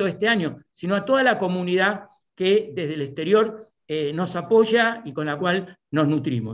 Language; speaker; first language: Spanish; native; Spanish